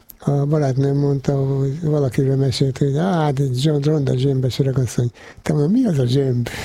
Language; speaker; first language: Hungarian; native; Hungarian